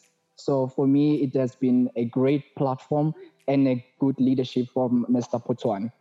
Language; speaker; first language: English; non-native, local second language; Tswana